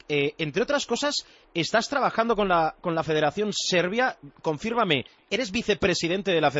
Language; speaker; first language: Spanish; native; Spanish